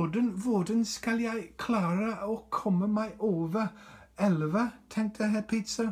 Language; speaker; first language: Norwegian; non-native, fluent; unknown